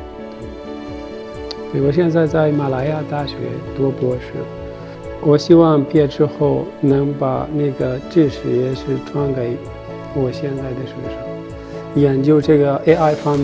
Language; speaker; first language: Chinese; non-native, learner; Arabic